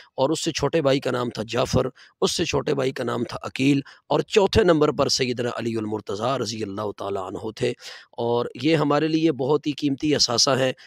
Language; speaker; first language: Urdu; non-native, local second language; Punjabi